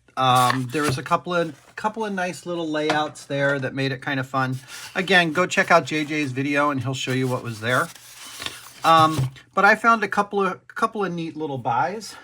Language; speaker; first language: English; native; English